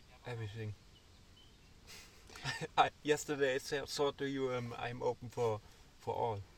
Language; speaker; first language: English; non-native, learner; German